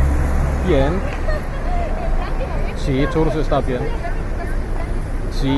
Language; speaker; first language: Spanish; non-native, learner; Danish